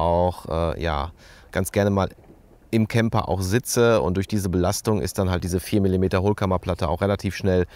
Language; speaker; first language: German; native; German